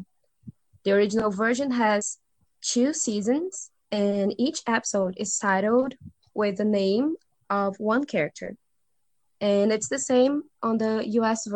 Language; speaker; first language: English; non-native, fluent; Portuguese